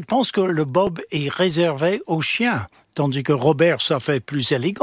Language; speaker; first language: French; non-native, fluent; English